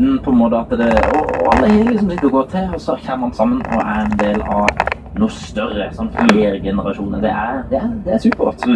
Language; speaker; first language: Norwegian; native; Norwegian